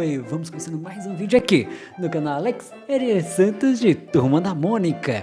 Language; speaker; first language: Portuguese; native; Portuguese